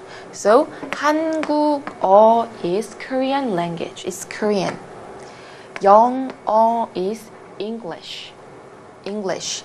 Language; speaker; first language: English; non-native, fluent; Korean